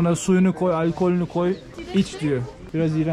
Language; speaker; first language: Turkish; native; Turkish